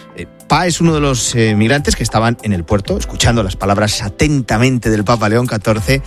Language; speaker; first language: Spanish; native; Spanish